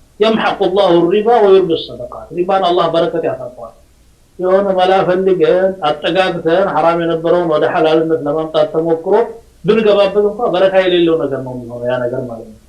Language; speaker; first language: Amharic; non-native, local second language; Oromo